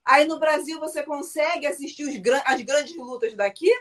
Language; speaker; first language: Portuguese; native; Portuguese